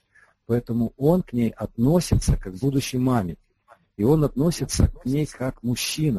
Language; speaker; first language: Russian; native; Russian